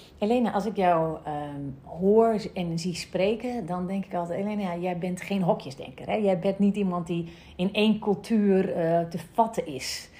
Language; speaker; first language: Dutch; native; Dutch